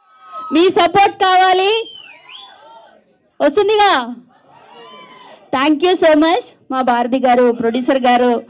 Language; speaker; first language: Telugu; non-native, fluent; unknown